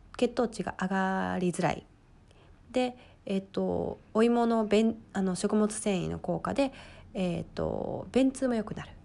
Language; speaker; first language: Japanese; native; Japanese